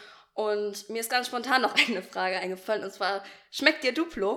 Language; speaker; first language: German; native; German